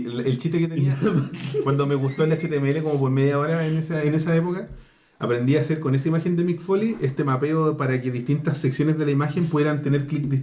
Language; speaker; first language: Spanish; native; Spanish